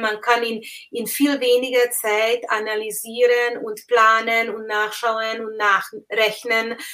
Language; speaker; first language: German; non-native, fluent; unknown